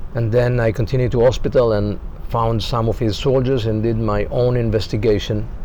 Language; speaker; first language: English; non-native, fluent; Hebrew